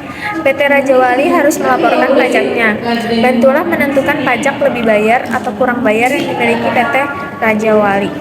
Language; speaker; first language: Indonesian; native; Indonesian